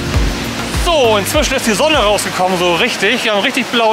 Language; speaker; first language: German; native; German